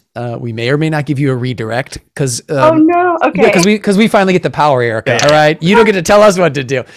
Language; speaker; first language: English; native; English